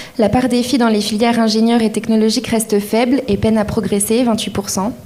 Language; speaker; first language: French; native; French